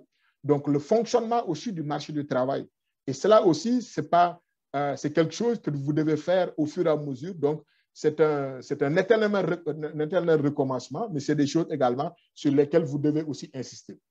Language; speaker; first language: French; non-native, local second language; Wolof